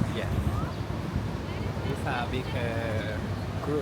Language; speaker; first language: English; non-native, fluent; Spanish